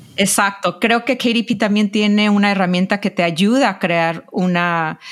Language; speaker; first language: Spanish; early bilingual, heritage; Spanish